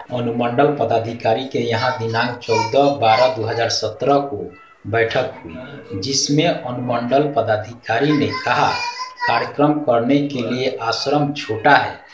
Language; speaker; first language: Hindi; native; Hindi